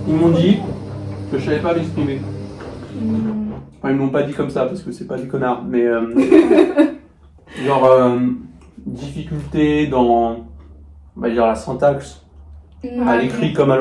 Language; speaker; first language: French; native; French